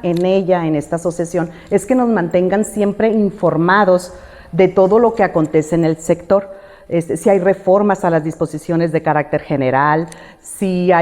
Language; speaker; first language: Spanish; native; Spanish